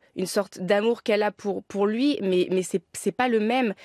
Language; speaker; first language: French; native; French